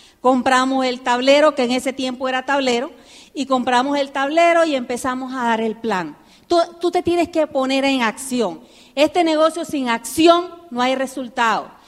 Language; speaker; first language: Spanish; early bilingual, heritage; Spanish